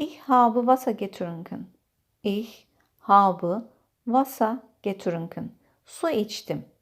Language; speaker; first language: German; non-native, fluent; Turkish